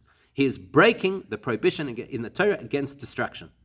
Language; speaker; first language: English; native; English